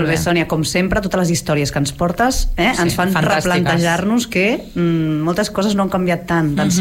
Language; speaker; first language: Catalan; native; Catalan